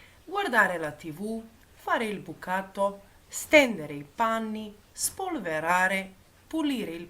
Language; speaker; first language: Italian; non-native, fluent; Macedonian